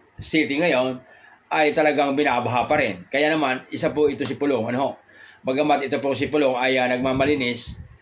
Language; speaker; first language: Filipino; non-native, local second language; Bikol